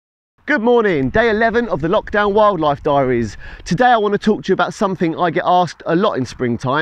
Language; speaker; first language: English; native; English